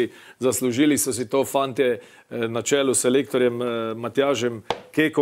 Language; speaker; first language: Slovenian; native; Slovenian